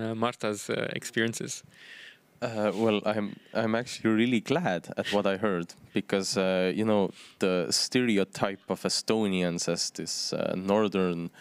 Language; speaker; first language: English; non-native, fluent; Estonian